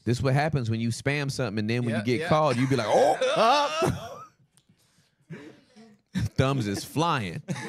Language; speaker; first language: English; native; English